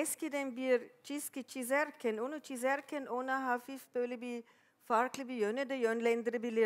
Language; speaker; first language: Turkish; non-native, fluent; German